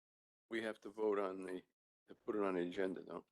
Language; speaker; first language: English; native; English